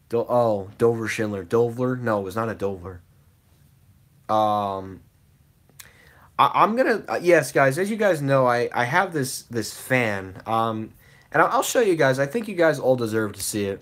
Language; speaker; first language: English; native; English